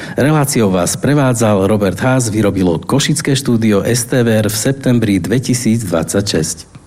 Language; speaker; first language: Slovak; native; Slovak